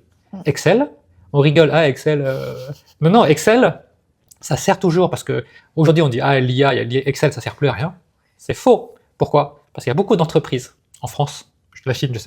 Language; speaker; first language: French; native; French